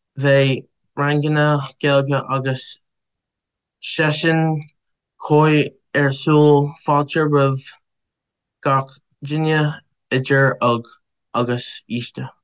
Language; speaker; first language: Irish; non-native, fluent; English